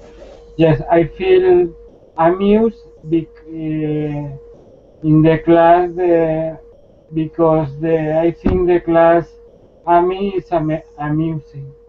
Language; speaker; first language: English; non-native, learner; Spanish